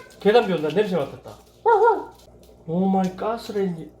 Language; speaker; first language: Korean; native; Korean